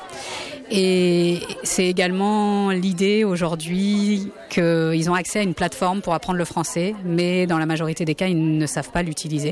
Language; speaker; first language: French; native; French